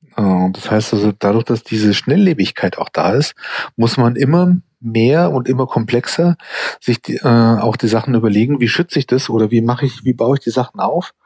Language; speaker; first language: German; non-native, fluent; English